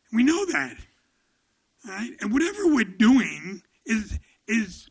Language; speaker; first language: English; native; English